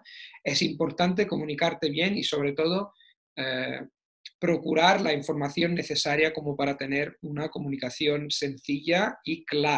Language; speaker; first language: Spanish; non-native, fluent; Italian